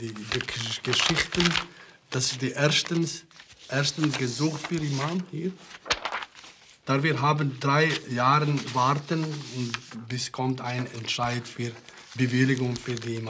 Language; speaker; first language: German; non-native, learner; Bosnian